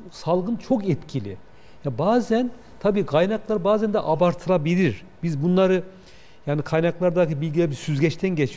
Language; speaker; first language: Turkish; native; Turkish